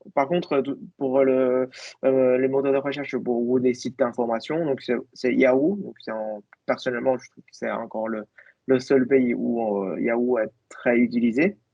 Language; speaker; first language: French; non-native, fluent; Chinese